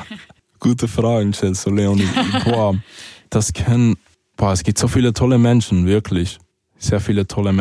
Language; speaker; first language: German; early bilingual, other home language; Spanish